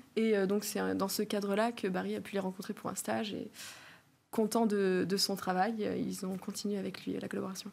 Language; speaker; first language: French; native; French